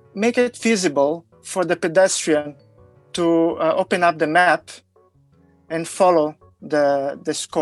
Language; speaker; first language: English; non-native, fluent; Portuguese